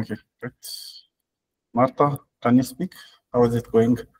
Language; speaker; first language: English; non-native, fluent; Amharic